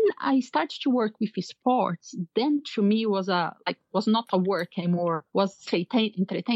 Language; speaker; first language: English; non-native, fluent; Portuguese